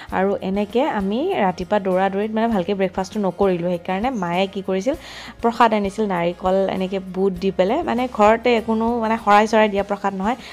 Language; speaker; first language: Assamese; non-native, local second language; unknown